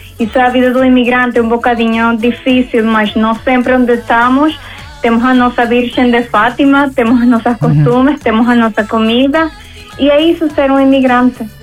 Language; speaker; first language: Portuguese; early bilingual, heritage; Portuguese